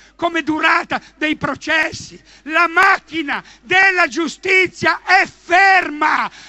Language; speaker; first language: Italian; native; Italian